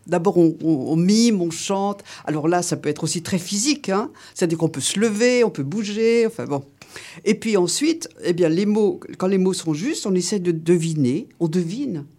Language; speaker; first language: French; native; French